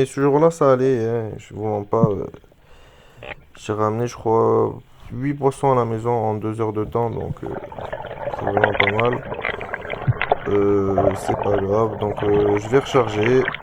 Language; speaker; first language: French; native; French